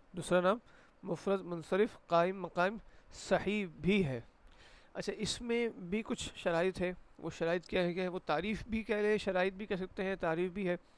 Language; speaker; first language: Urdu; native; Urdu